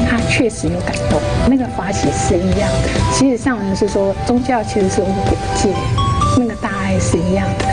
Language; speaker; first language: Chinese; native; Chinese